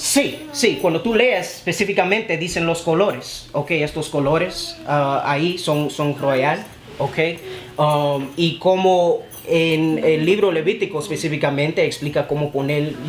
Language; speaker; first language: Spanish; early bilingual, heritage; Spanish